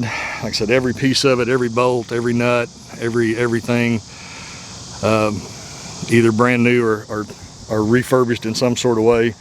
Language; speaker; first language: English; native; English